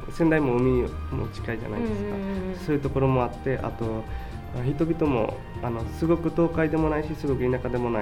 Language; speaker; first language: Japanese; non-native, fluent; Bangla